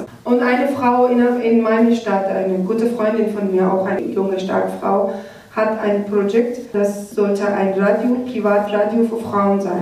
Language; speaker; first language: German; non-native, learner; Persian